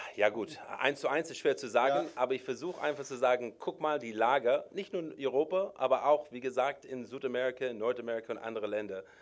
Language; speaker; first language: German; non-native, fluent; English